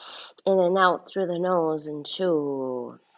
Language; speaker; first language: English; native; English